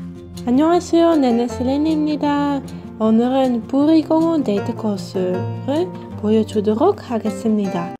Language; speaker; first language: Korean; non-native, fluent; Dutch